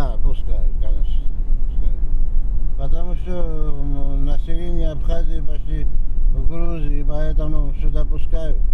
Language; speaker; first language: Russian; non-native, fluent; Georgian